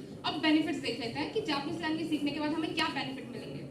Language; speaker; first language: Hindi; native; Hindi